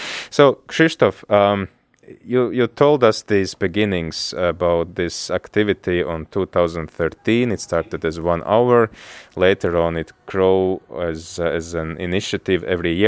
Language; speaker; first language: English; non-native, fluent; Latvian